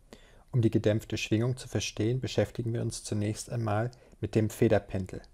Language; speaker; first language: German; native; German